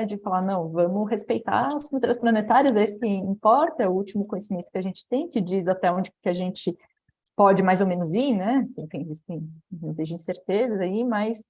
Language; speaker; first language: Portuguese; native; Portuguese